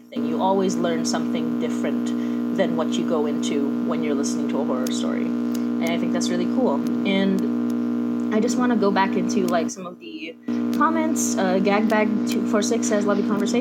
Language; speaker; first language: English; non-native, local second language; Filipino